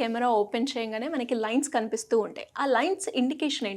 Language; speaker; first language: Telugu; native; Telugu